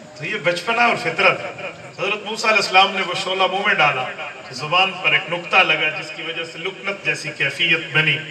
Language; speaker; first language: Urdu; non-native, local second language; Punjabi